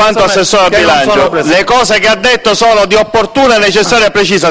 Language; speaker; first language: Italian; native; Italian